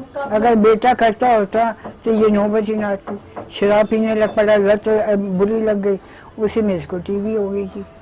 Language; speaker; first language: Hindi; early bilingual, other home language; Punjabi